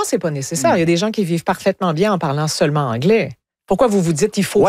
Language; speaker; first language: French; native; French